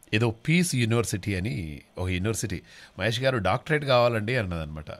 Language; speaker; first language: Telugu; native; Telugu